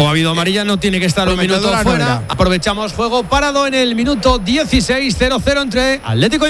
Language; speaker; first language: Spanish; native; Spanish